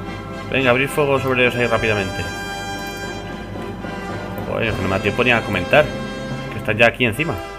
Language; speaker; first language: Spanish; native; Spanish